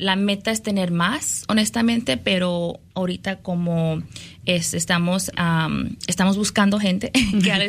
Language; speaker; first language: Spanish; early bilingual, other home language; English